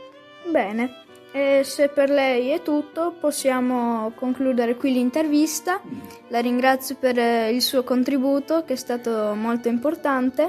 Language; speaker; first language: Italian; native; Italian